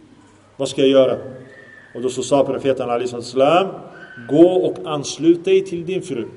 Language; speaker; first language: Swedish; early bilingual, other home language; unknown